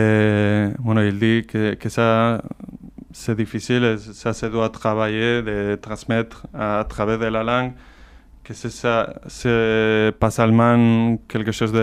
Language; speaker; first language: French; non-native, fluent; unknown